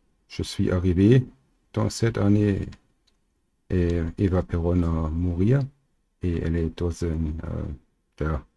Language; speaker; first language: French; non-native, learner; German